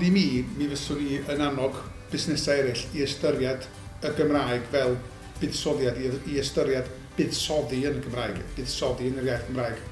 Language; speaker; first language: Welsh; native; Welsh